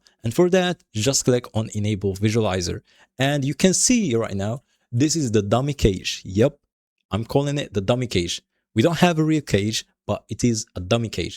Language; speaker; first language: English; non-native, fluent; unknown